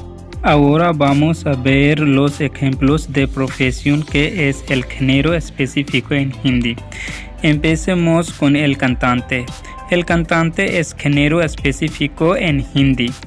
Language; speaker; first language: Spanish; non-native, learner; Hindi